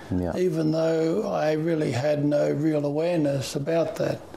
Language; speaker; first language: English; native; English